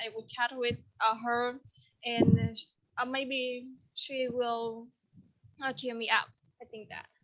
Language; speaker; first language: English; non-native, learner; Vietnamese